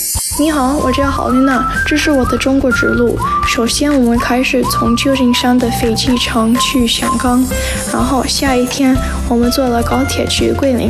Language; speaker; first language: Chinese; non-native, learner; English